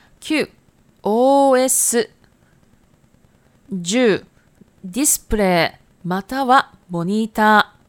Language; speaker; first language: Japanese; non-native, fluent; Chinese